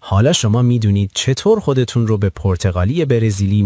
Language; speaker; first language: Persian; native; Persian